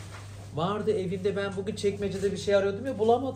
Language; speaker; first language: Turkish; native; Turkish